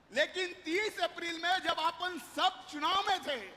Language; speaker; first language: Hindi; non-native, local second language; Marathi